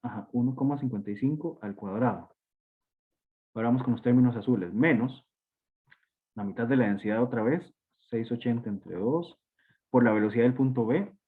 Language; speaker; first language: Spanish; native; Spanish